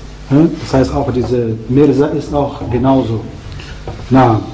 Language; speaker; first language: German; non-native, fluent; Arabic